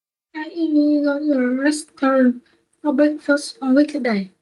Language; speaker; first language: English; non-native, learner; Vietnamese